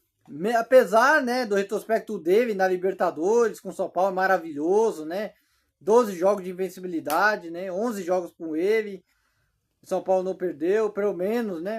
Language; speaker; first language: Portuguese; native; Portuguese